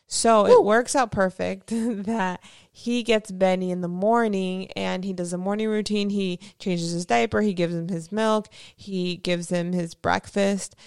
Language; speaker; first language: English; native; English